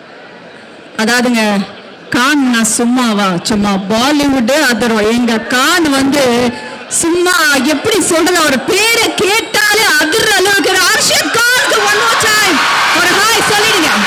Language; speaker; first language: Tamil; native; Tamil